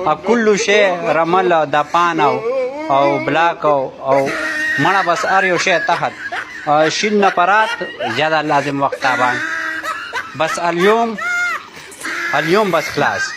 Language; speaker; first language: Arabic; non-native, learner; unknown